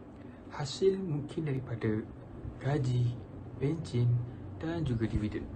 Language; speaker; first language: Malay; native; Malay